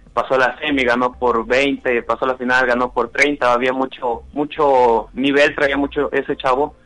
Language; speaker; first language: Spanish; native; Spanish